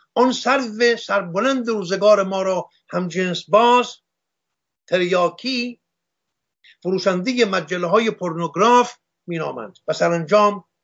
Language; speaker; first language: Persian; non-native, local second language; Armenian